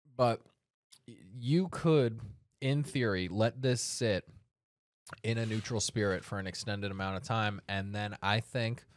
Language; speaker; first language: English; native; English